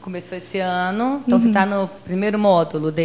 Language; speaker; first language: Portuguese; native; Portuguese